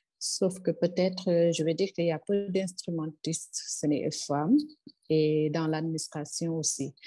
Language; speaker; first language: French; non-native, local second language; Wolof